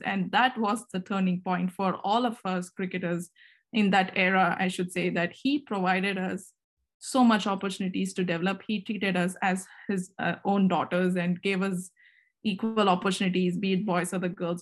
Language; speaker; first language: English; non-native, local second language; Kannada